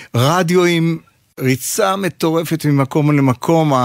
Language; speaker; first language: Hebrew; native; Hebrew